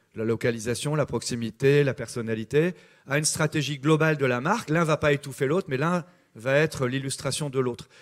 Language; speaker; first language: French; native; French